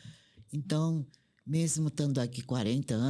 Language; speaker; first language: Portuguese; non-native, fluent; Korean